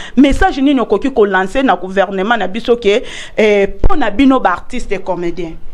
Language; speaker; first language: Lingala; native; Lingala